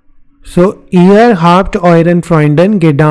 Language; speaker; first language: German; non-native, fluent; Hindi